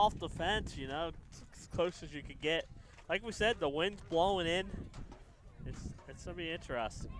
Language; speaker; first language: English; native; English